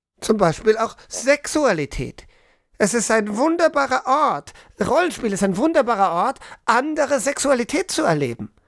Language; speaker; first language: German; native; German